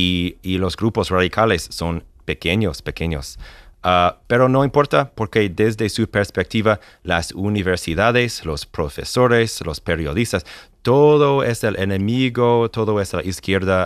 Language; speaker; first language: Spanish; non-native, fluent; English